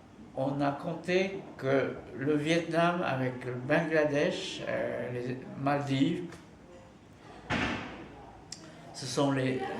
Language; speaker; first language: French; non-native, fluent; Vietnamese